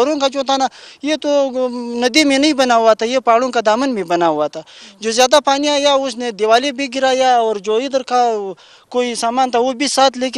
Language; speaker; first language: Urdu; non-native, local second language; Pashto